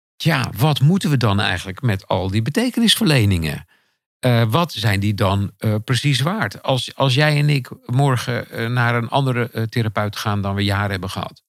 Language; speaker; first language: Dutch; native; Dutch